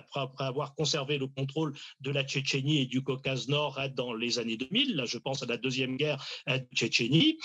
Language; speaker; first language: French; native; French